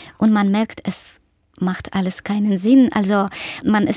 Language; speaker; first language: German; non-native, fluent; Ukrainian